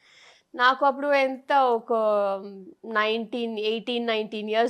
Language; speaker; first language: Telugu; non-native, fluent; Tamil